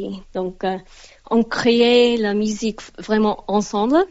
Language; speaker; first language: French; non-native, learner; English